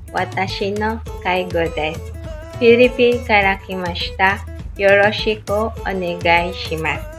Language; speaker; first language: Japanese; non-native, learner; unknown